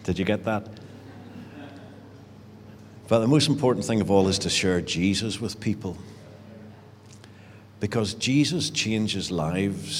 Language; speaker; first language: English; native; English